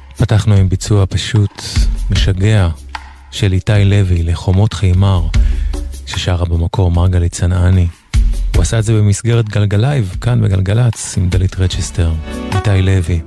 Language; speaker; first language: Hebrew; native; Hebrew